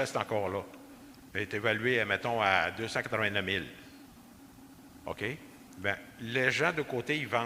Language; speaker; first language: French; native; French